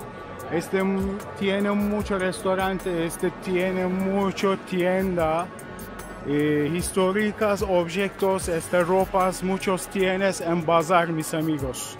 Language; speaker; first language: Spanish; non-native, learner; Turkish